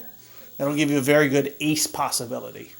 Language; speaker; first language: English; native; English